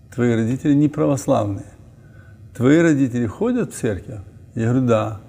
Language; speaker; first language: Russian; native; Russian